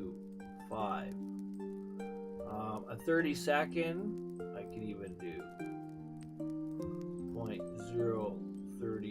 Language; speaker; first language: English; native; English